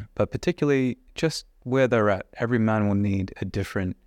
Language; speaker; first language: English; native; English